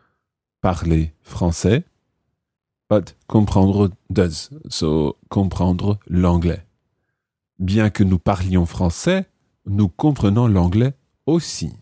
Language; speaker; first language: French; non-native, fluent; English